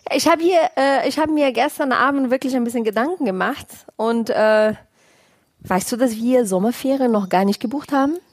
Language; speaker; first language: German; non-native, fluent; Portuguese